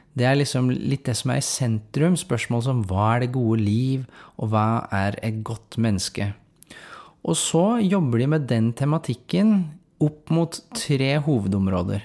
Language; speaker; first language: Norwegian; native; Norwegian